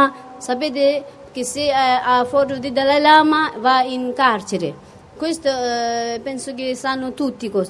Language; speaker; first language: Italian; non-native, fluent; Tibetan